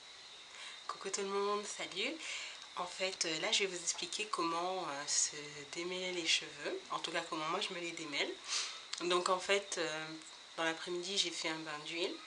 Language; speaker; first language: French; native; French